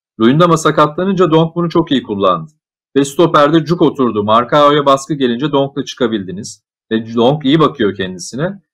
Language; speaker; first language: Turkish; native; Turkish